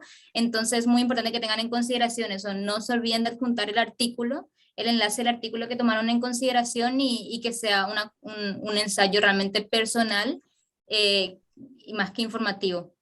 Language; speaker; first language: Spanish; native; Spanish